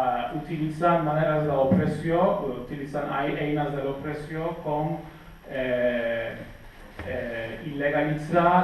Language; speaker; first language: Catalan; non-native, fluent; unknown